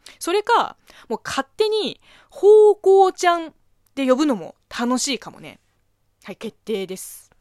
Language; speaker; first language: Japanese; non-native, fluent; Chinese